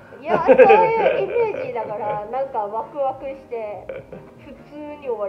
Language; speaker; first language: Japanese; non-native, learner; Cantonese